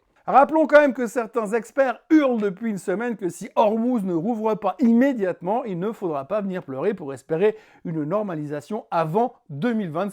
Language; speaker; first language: French; native; French